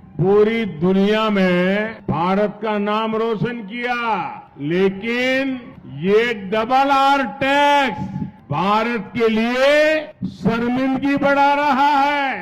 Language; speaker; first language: Hindi; non-native, local second language; Gujarati